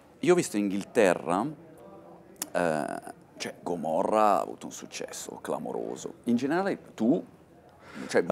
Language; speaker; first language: Italian; native; Italian